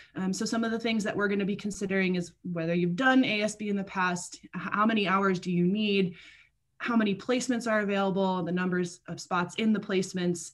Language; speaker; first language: English; native; English